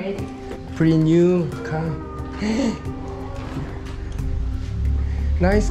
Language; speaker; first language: English; non-native, learner; Thai